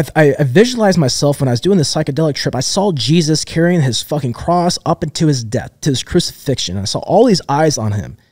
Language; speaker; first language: English; native; English